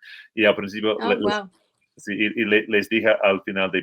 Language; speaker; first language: Spanish; non-native, fluent; English